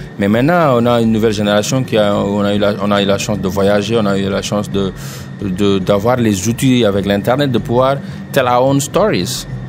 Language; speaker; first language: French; non-native, local second language; Wolof